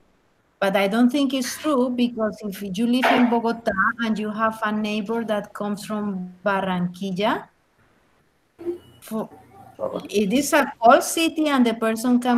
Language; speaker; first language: English; non-native, learner; Spanish